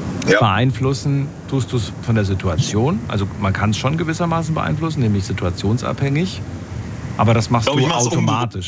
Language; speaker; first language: German; native; German